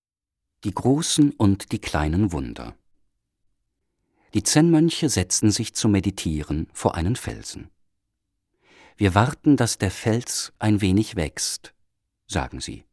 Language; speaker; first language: German; native; German